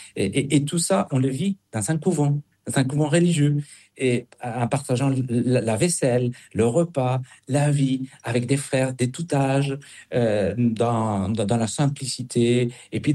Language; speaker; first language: French; non-native, fluent; Spanish